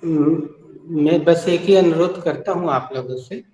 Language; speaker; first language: Hindi; native; Hindi